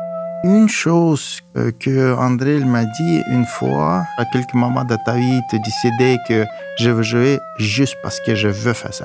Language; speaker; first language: French; non-native, fluent; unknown